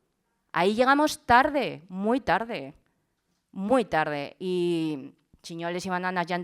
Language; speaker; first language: Spanish; early bilingual, other home language; Chinese